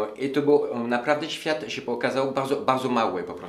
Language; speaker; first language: Polish; non-native, learner; French